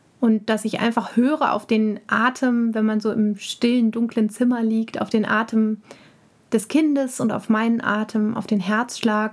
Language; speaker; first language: German; native; German